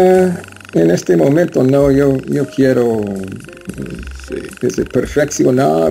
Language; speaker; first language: Spanish; non-native, learner; English